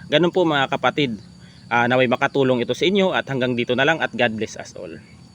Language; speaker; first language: Filipino; non-native, local second language; Kinaray-a